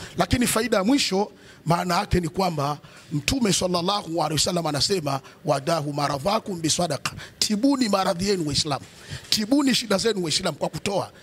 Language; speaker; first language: Swahili; native; Swahili